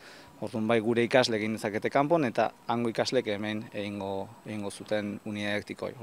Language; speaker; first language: Basque; native; Basque